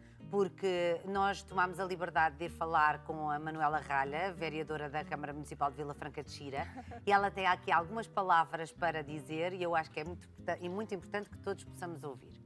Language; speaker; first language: Portuguese; native; Portuguese